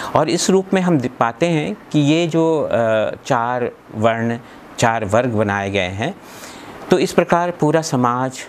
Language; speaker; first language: Hindi; native; Hindi